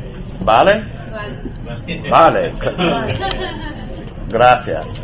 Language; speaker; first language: Spanish; non-native, learner; English